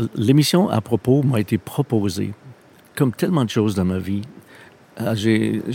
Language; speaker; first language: French; non-native, local second language; English